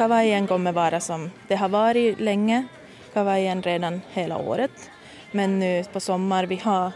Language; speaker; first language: Swedish; non-native, fluent; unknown